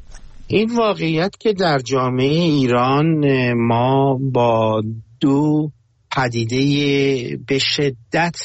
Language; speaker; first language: Persian; native; Persian